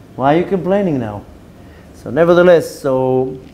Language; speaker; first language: English; non-native, fluent; Hebrew